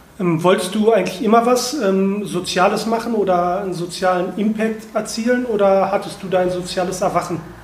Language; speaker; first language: German; native; German